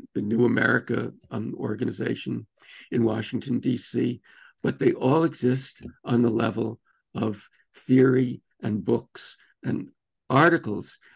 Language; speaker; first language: English; native; English